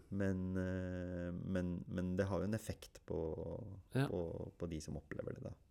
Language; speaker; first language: Norwegian; early bilingual, other home language; Urdu